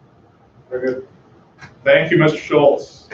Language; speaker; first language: English; native; English